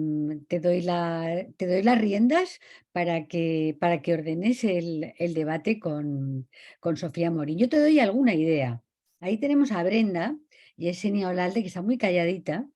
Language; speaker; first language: Spanish; native; Spanish